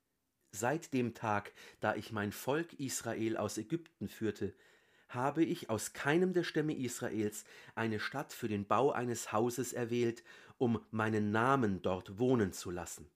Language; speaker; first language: German; native; German